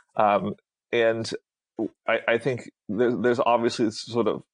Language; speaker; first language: English; early bilingual, other home language; Hindi